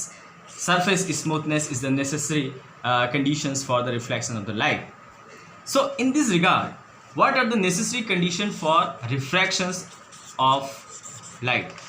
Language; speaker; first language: English; non-native, local second language; Hindi